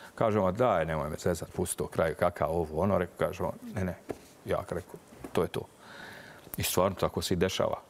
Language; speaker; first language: Serbian; native; Serbian